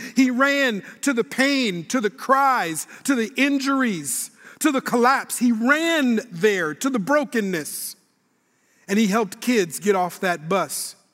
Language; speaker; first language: English; native; English